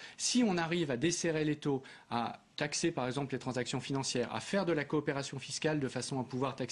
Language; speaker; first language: French; native; French